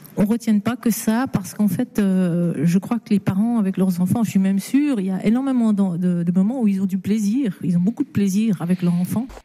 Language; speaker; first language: French; native; French